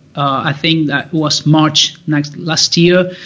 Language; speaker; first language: English; non-native, fluent; Spanish